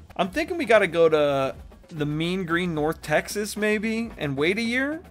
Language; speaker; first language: English; native; English